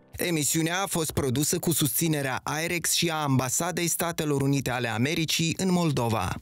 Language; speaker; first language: Romanian; native; Romanian